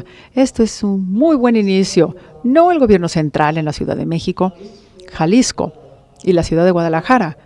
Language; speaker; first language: Spanish; native; Spanish